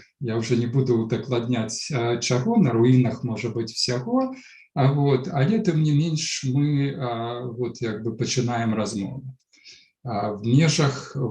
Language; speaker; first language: Belarusian; non-native, local second language; Russian